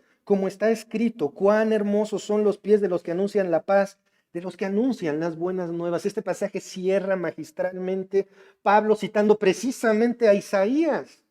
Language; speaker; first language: Spanish; native; Spanish